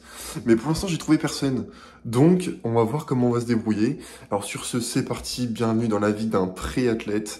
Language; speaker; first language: French; native; French